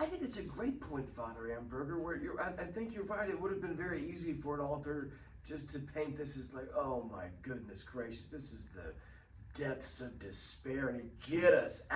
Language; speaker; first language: English; native; English